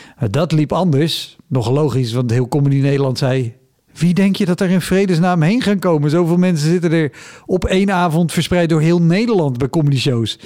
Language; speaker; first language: Dutch; native; Dutch